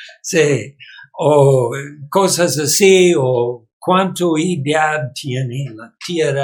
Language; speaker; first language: Spanish; non-native, learner; English